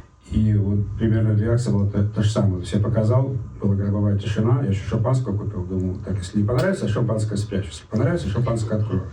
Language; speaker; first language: Russian; native; Russian